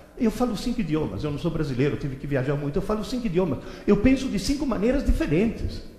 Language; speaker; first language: Portuguese; early bilingual, other home language; Italian